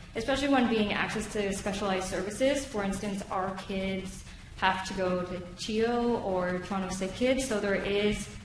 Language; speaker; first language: English; native; English